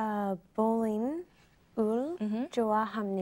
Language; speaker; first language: Korean; non-native, learner; English